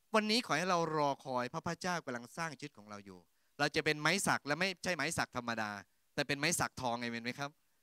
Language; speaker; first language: Thai; native; Thai